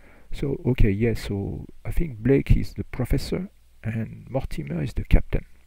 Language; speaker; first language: English; non-native, fluent; French